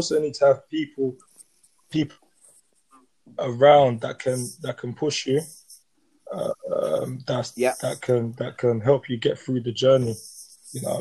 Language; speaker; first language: English; native; English